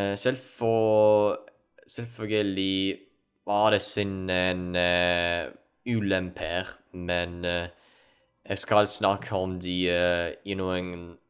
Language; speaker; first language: Norwegian; non-native, learner; Ukrainian